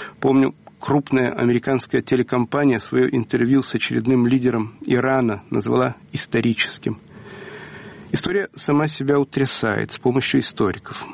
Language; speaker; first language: Russian; native; Russian